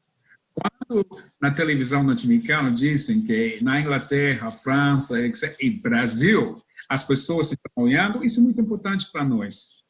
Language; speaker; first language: Portuguese; non-native, fluent; English